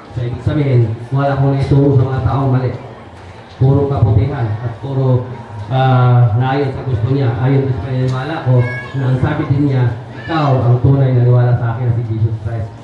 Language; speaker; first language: Filipino; non-native, local second language; Cebuano